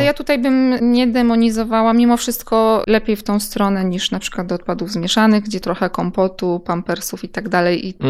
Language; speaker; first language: Polish; native; Polish